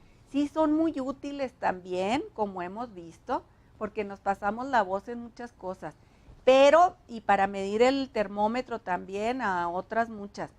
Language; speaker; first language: Spanish; native; Spanish